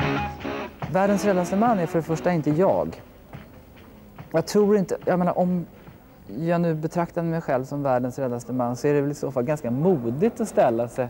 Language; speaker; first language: Swedish; native; Swedish